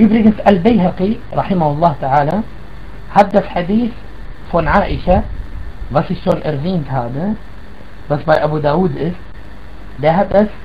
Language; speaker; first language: German; non-native, fluent; Arabic